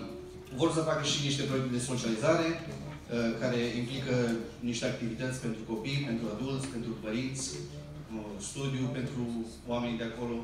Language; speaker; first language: Romanian; early bilingual, heritage; Romanian